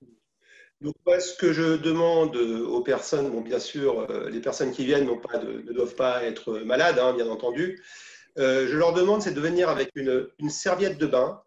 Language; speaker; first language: French; native; French